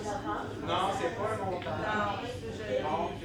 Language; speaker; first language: French; native; French